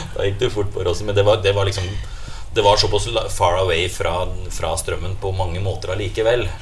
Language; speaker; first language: Norwegian; native; Norwegian